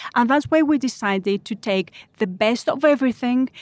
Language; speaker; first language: English; non-native, fluent; Greek